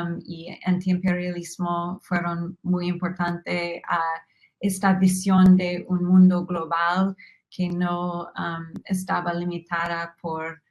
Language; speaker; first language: Spanish; non-native, fluent; English